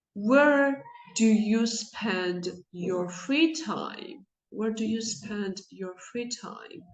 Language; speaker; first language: English; non-native, fluent; Georgian